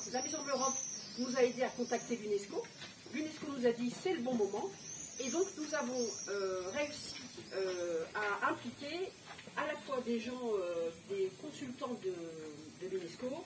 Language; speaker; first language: French; native; French